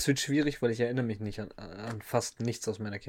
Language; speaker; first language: German; native; German